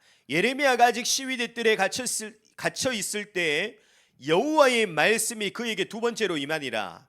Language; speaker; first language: Korean; native; Korean